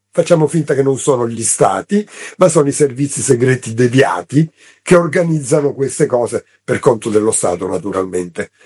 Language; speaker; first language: Italian; native; Italian